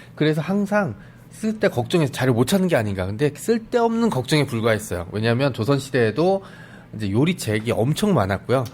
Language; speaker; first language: Korean; native; Korean